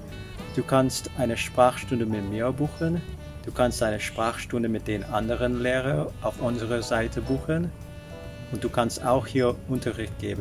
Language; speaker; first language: German; non-native, fluent; English